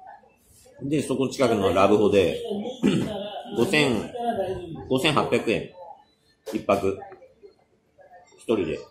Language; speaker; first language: Japanese; native; Japanese